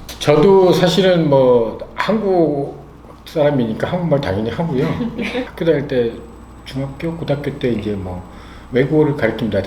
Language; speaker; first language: Korean; native; Korean